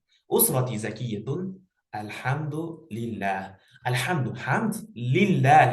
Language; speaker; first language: Arabic; non-native, fluent; Uzbek